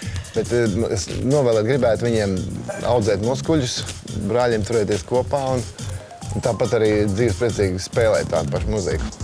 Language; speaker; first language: Latvian; native; Latvian